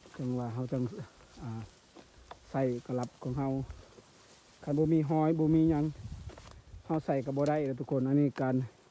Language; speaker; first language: Lao; non-native, local second language; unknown